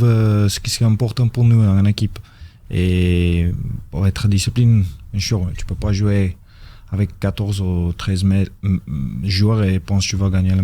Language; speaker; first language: French; non-native, fluent; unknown